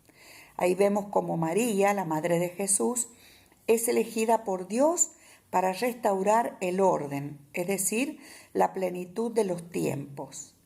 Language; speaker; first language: Spanish; native; Spanish